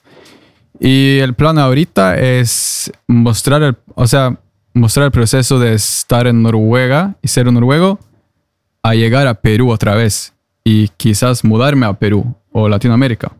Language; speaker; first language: Spanish; non-native, fluent; Norwegian